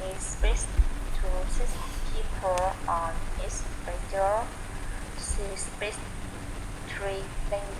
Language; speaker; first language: English; non-native, learner; Vietnamese